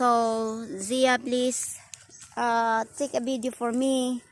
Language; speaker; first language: English; non-native, learner; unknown